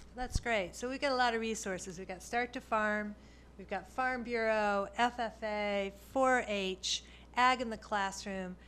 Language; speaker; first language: English; native; English